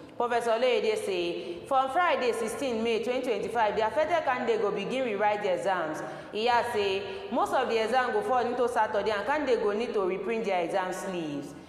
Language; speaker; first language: Nigerian Pidgin; non-native, local second language; Yoruba